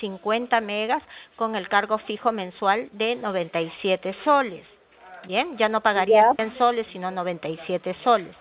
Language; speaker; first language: Spanish; native; Spanish